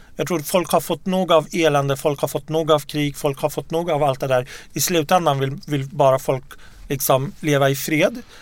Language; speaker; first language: Swedish; early bilingual, other home language; Arabic